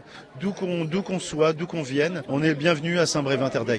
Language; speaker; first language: French; native; French